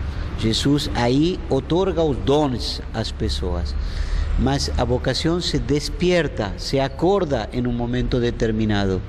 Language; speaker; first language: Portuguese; non-native, fluent; Spanish